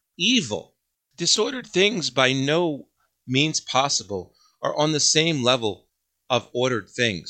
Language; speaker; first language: English; native; English